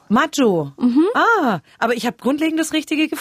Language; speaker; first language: German; native; German